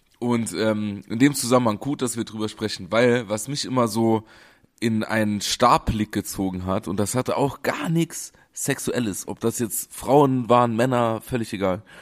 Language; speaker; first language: German; native; German